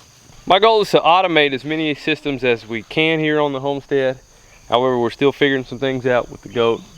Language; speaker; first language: English; native; English